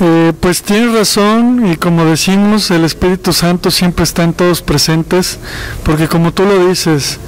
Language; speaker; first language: Spanish; native; Spanish